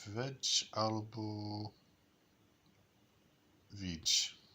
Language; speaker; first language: Polish; non-native, learner; English